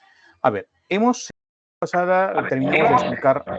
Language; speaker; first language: Spanish; native; Spanish